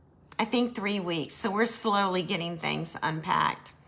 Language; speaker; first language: English; native; English